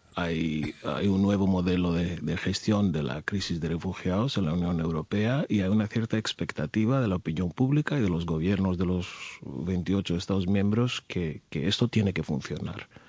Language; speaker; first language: Spanish; non-native, fluent; Greek